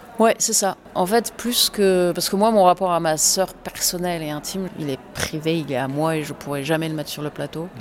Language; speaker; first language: French; early bilingual, other home language; English